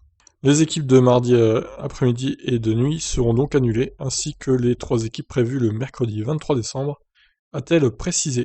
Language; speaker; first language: French; native; French